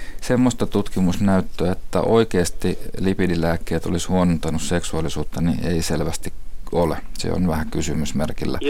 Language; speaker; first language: Finnish; native; Finnish